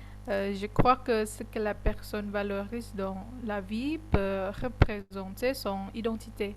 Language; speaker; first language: French; non-native, learner; Indonesian